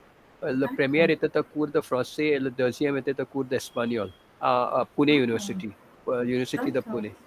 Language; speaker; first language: French; non-native, fluent; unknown